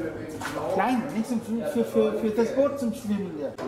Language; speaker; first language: German; non-native, fluent; Vietnamese